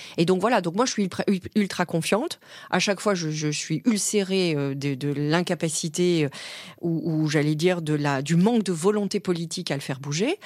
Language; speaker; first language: French; native; French